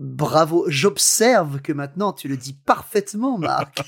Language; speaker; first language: French; native; French